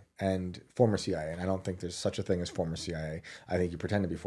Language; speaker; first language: English; native; English